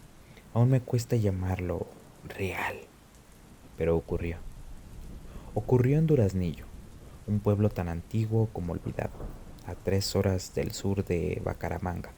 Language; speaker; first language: Spanish; native; Spanish